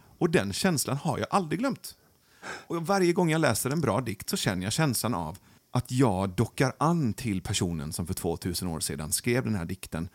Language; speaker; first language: Swedish; early bilingual, other home language; Persian